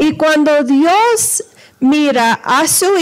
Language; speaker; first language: Spanish; early bilingual, heritage; Spanish